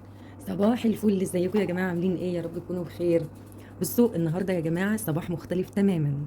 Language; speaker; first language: Arabic; native; Arabic